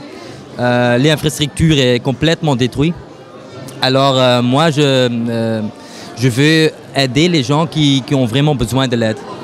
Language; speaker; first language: French; non-native, local second language; Dutch